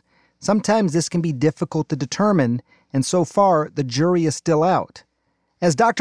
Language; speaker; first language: English; native; English